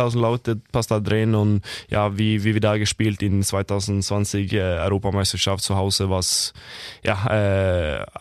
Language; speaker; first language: German; non-native, fluent; Norwegian